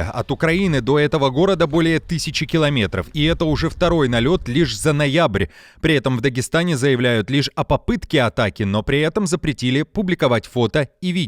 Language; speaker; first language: Russian; native; Russian